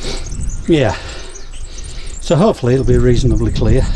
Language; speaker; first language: English; native; English